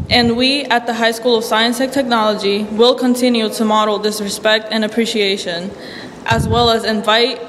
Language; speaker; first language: English; early bilingual, other home language; Spanish